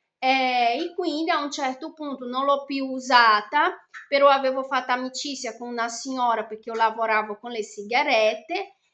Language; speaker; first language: Italian; non-native, fluent; Portuguese